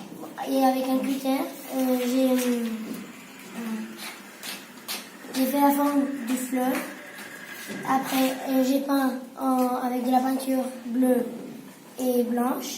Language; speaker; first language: French; non-native, local second language; Spanish